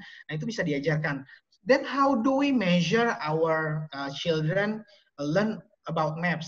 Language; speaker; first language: English; non-native, fluent; Indonesian